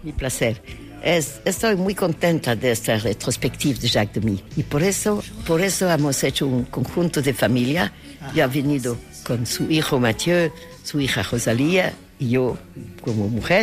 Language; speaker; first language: Spanish; non-native, learner; French